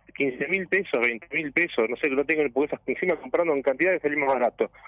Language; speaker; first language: Spanish; native; Spanish